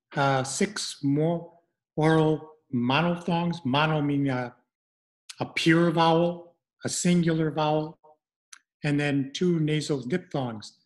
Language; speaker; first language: English; native; English